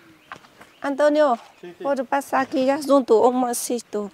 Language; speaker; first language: Portuguese; non-native, learner; Vietnamese